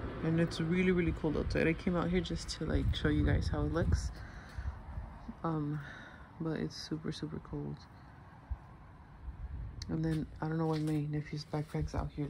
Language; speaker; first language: English; early bilingual, other home language; Spanish